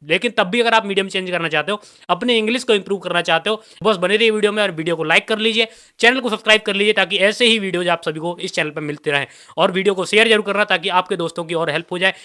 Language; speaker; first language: Hindi; native; Hindi